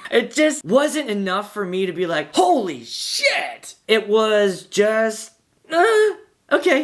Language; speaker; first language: English; native; English